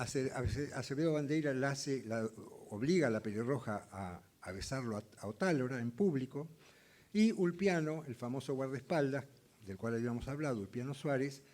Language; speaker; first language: Spanish; native; Spanish